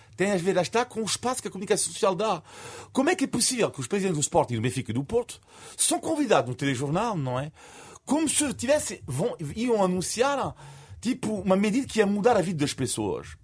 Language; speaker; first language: Portuguese; non-native, fluent; French